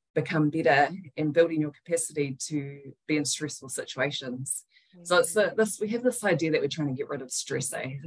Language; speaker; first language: English; native; English